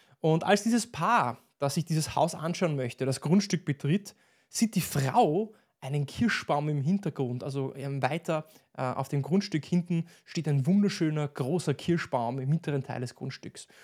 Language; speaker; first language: German; native; German